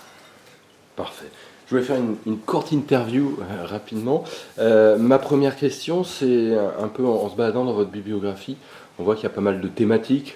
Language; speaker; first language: French; native; French